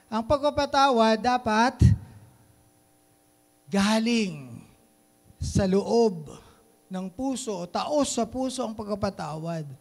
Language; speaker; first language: Filipino; native; Filipino